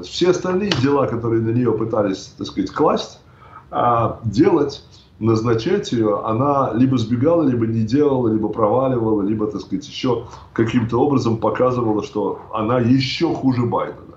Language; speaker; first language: Russian; native; Russian